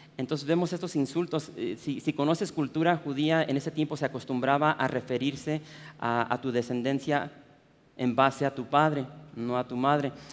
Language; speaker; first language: Spanish; early bilingual, heritage; Spanish